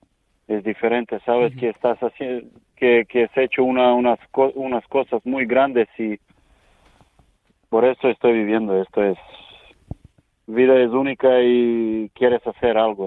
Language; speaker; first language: Spanish; non-native, learner; Serbian